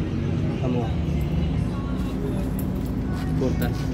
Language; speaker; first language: Spanish; non-native, learner; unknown